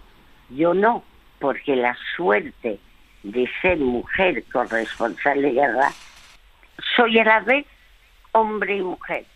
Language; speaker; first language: Spanish; early bilingual, other home language; French